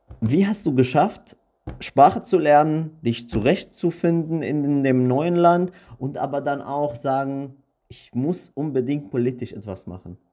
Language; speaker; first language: German; early bilingual, other home language; Arabic